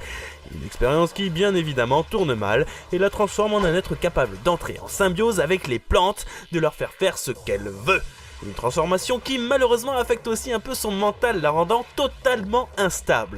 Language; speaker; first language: French; native; French